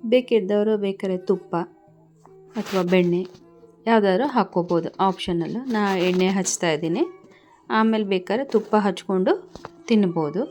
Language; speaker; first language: Kannada; native; Kannada